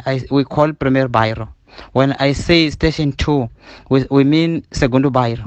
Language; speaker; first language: English; non-native, learner; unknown